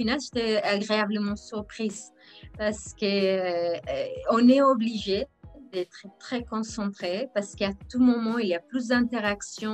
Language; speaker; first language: French; non-native, fluent; Spanish